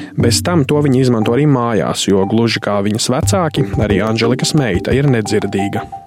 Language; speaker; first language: Latvian; native; Latvian